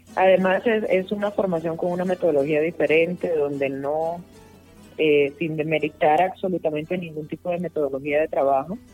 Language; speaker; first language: Spanish; native; Spanish